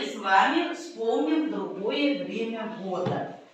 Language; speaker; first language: Russian; non-native, local second language; Kazakh